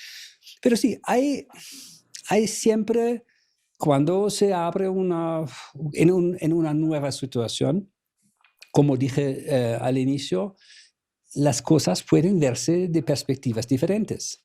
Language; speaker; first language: Spanish; non-native, fluent; German